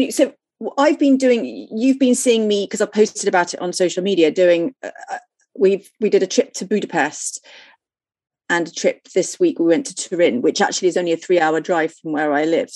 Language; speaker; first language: English; native; English